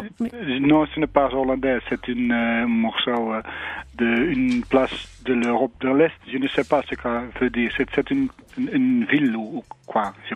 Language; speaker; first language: French; non-native, learner; Dutch